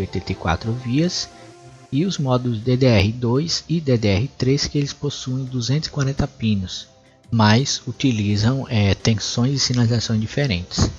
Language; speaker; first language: Portuguese; native; Portuguese